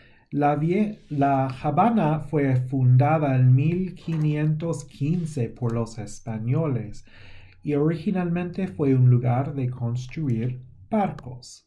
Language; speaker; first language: Spanish; non-native, fluent; English